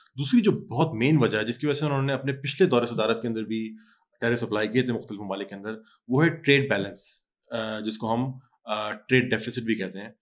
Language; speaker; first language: Urdu; native; Urdu